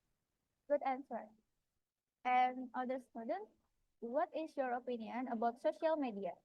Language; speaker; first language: English; non-native, fluent; Indonesian